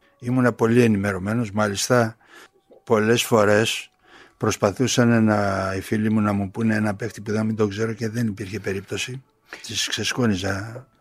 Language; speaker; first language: Greek; native; Greek